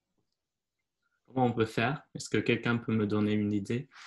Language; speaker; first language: French; non-native, fluent; Chinese